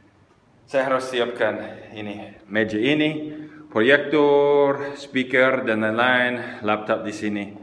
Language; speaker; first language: Indonesian; non-native, fluent; English